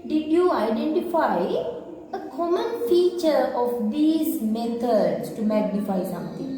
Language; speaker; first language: English; non-native, local second language; Sinhala